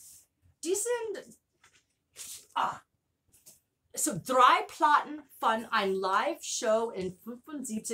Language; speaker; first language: German; non-native, learner; English